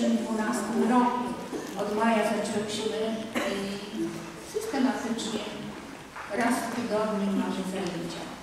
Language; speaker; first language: Polish; native; Polish